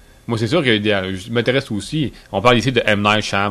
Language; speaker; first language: French; native; French